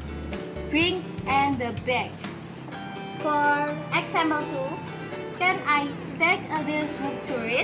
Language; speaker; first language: English; non-native, learner; Indonesian